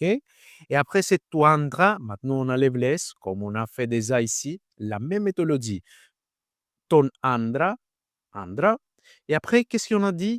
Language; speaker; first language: French; non-native, learner; Greek